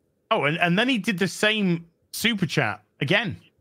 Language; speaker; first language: English; native; English